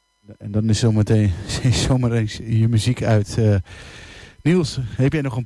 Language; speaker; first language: Dutch; native; Dutch